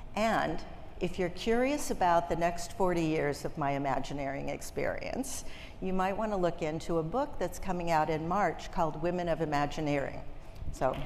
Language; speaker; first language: English; native; English